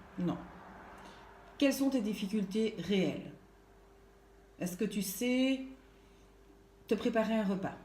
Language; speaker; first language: French; native; French